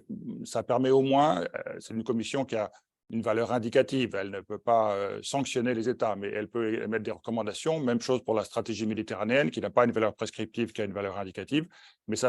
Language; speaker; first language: French; native; French